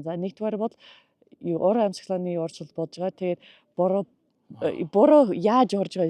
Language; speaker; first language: Mongolian; non-native, learner; English